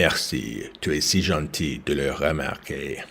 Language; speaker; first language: French; non-native, learner; English